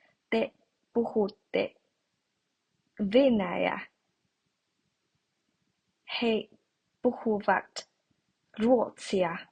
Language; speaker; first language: Finnish; non-native, learner; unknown